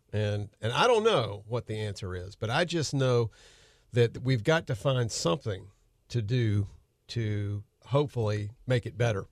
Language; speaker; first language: English; native; English